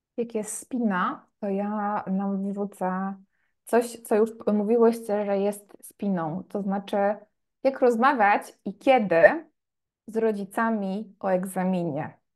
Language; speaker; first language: Polish; native; Polish